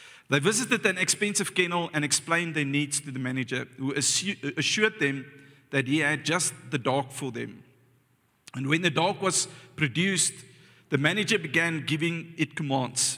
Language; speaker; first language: English; non-native, local second language; Afrikaans